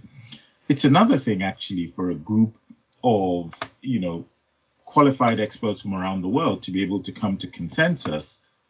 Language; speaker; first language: English; non-native, local second language; Yoruba